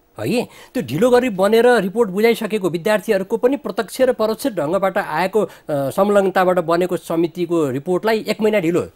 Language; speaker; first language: Nepali; native; Nepali